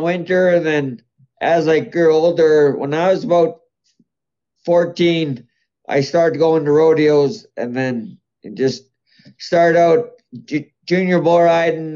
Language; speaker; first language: English; native; English